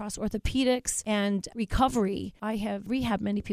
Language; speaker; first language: English; native; English